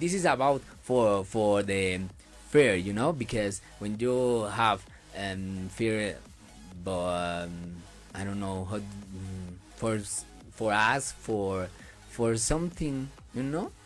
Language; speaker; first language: English; non-native, learner; Spanish